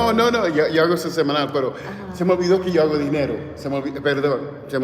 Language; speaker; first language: Spanish; early bilingual, heritage; English